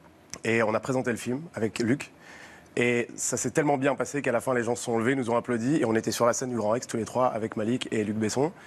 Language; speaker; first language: French; native; French